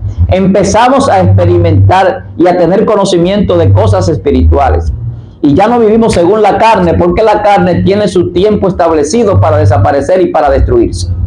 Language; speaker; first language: Spanish; native; Spanish